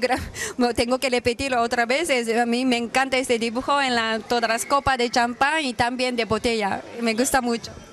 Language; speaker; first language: Spanish; non-native, fluent; Japanese